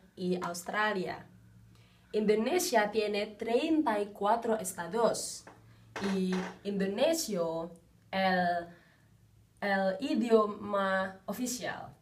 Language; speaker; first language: Spanish; non-native, learner; Indonesian